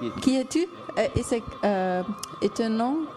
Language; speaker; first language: French; non-native, learner; German